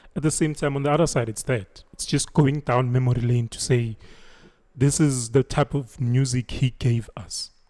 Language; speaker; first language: English; non-native, local second language; Zulu